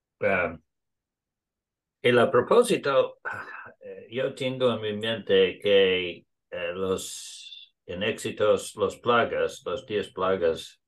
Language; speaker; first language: Spanish; non-native, learner; English